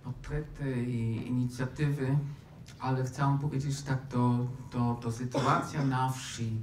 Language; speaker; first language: Polish; non-native, fluent; German